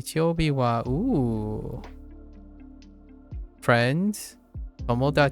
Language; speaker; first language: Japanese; non-native, learner; English